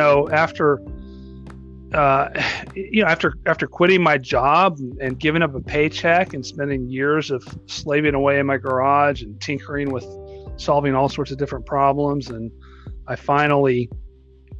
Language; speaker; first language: English; native; English